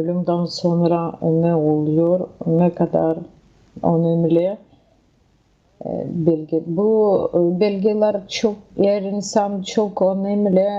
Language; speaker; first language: Turkish; non-native, learner; Russian